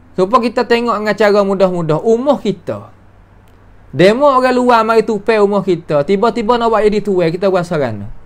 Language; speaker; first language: Malay; native; Malay